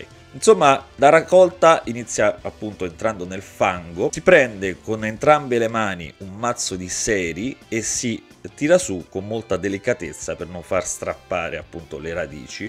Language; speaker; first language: Italian; native; Italian